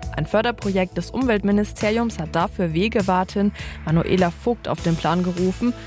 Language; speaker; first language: German; native; German